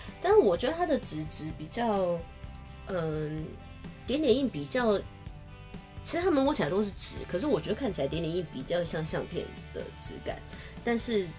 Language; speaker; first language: Chinese; native; Chinese